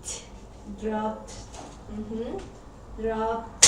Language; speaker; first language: English; non-native, learner; Spanish